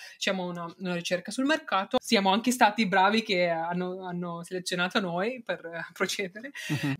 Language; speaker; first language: Italian; non-native, fluent; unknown